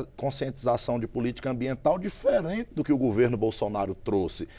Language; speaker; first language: Portuguese; native; Portuguese